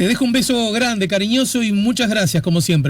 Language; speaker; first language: Spanish; native; Spanish